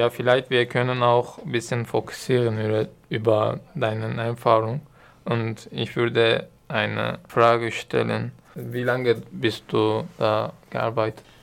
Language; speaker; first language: German; non-native, learner; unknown